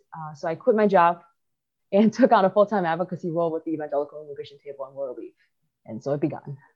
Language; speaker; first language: English; early bilingual, other home language; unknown